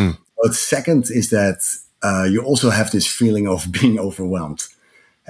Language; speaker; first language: English; non-native, fluent; Dutch